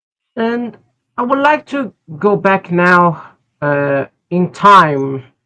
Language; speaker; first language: English; non-native, fluent; Portuguese